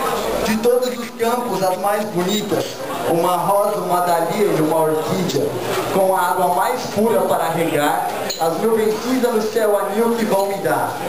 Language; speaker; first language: Portuguese; native; Portuguese